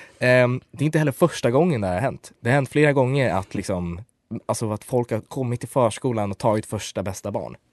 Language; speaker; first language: Swedish; native; Swedish